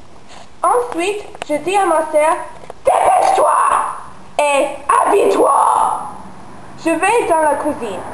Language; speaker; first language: French; non-native, learner; English